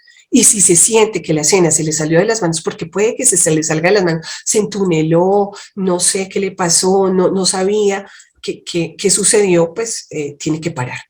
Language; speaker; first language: Spanish; native; Spanish